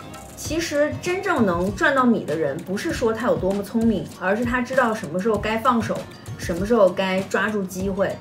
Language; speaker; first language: Chinese; native; Chinese